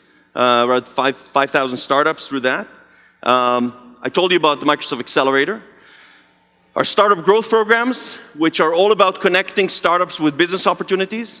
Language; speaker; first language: English; non-native, fluent; Hebrew